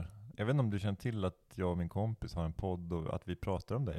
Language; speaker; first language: Swedish; native; Swedish